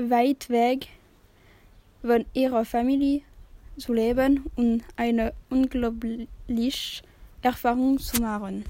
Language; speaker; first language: German; non-native, learner; French